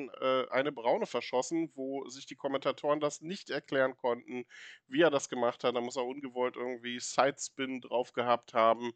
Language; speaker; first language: German; native; German